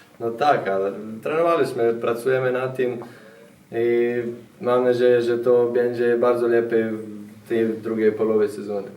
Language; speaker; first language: Polish; non-native, fluent; Bosnian